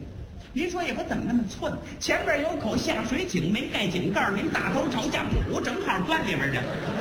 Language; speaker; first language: Chinese; native; Chinese